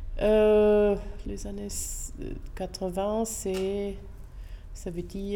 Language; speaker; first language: French; non-native, local second language; German